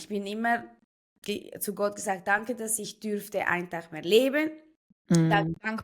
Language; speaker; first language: German; non-native, fluent; Spanish